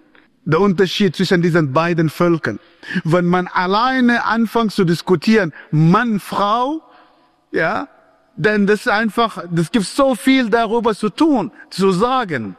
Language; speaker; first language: German; non-native, fluent; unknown